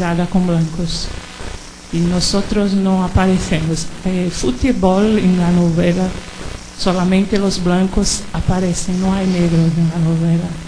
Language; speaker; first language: Spanish; non-native, fluent; Portuguese